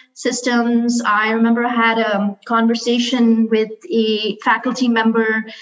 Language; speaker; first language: English; non-native, local second language; Urdu